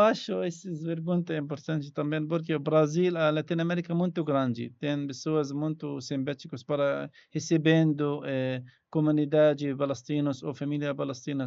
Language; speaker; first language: Portuguese; non-native, learner; Arabic